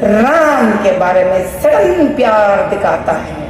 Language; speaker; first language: Hindi; non-native, local second language; Telugu